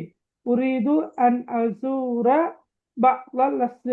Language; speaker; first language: Arabic; non-native, fluent; Tamil